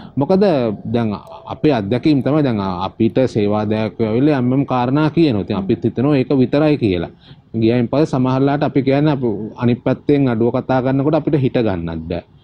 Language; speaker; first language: Sinhala; native; Sinhala